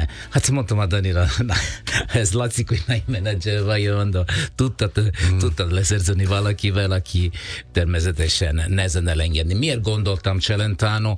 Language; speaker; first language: Hungarian; non-native, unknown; Italian